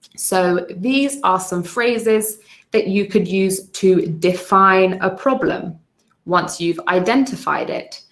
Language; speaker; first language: English; native; English